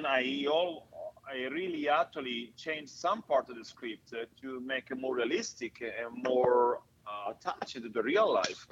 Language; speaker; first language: English; non-native, fluent; Italian